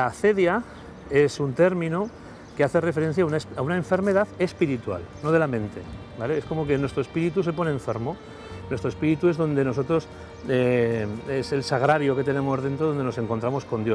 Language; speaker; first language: Spanish; native; Spanish